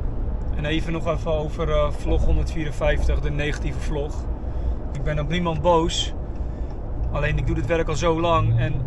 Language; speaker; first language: Dutch; native; Dutch